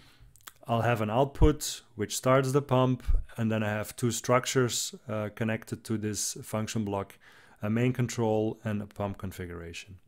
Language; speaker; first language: English; non-native, fluent; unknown